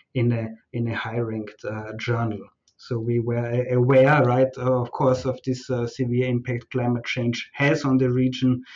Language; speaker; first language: English; non-native, fluent; German